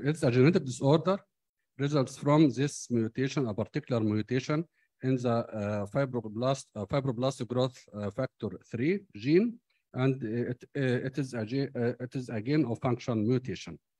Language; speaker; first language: English; non-native, fluent; Arabic